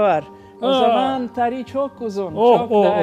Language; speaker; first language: Turkish; non-native, learner; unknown